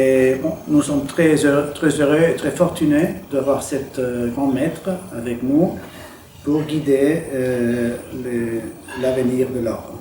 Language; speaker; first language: French; non-native, fluent; Spanish